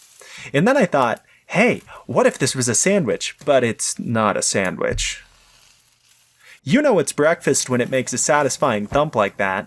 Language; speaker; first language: English; native; English